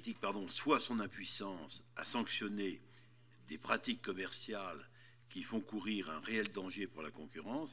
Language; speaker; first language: French; native; French